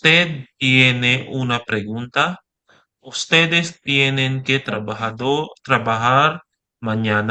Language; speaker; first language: Spanish; non-native, learner; Filipino